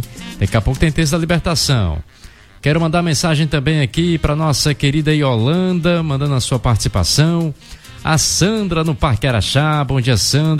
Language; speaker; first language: Portuguese; native; Portuguese